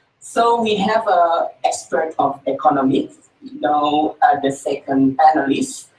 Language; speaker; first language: English; non-native, learner; Indonesian